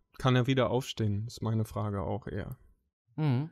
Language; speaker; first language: German; native; German